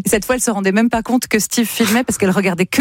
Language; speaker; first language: French; native; French